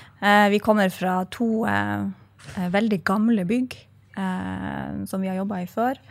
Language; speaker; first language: Norwegian; native; Norwegian